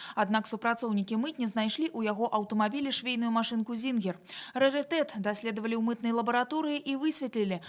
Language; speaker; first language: Belarusian; native; Belarusian